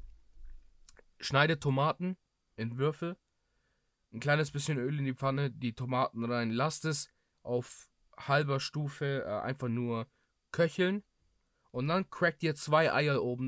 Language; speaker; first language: German; early bilingual, other home language; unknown